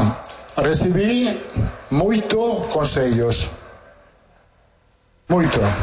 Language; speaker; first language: Portuguese; non-native, fluent; Italian